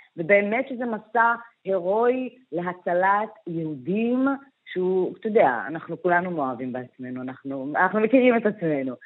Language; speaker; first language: Hebrew; early bilingual, other home language; Amharic